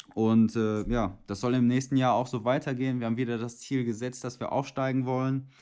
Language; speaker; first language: German; native; German